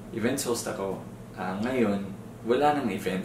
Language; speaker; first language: English; non-native, local second language; Filipino